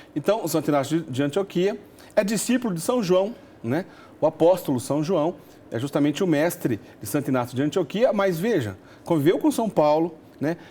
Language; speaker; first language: Portuguese; native; Portuguese